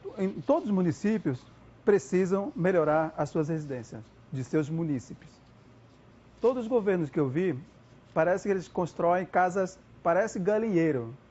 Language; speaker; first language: Portuguese; non-native, local second language; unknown